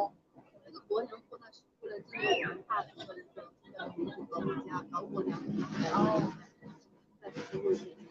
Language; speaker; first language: Chinese; native; Chinese